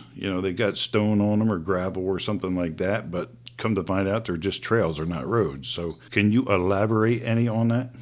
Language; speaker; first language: English; native; English